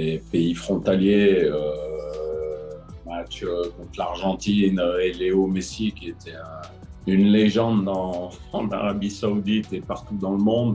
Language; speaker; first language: French; native; French